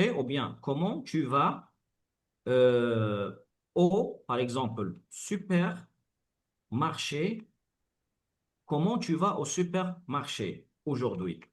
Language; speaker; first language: French; non-native, fluent; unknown